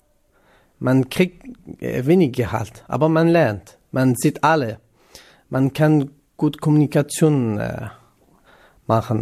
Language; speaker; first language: German; non-native, learner; Kurdish